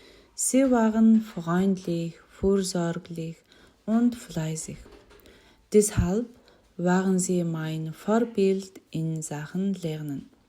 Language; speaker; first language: German; non-native, learner; Mongolian